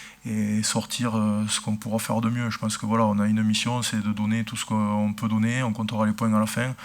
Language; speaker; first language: French; native; French